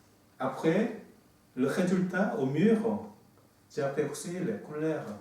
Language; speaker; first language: French; non-native, learner; Korean